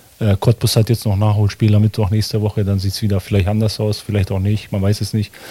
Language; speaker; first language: German; early bilingual, other home language; Bosnian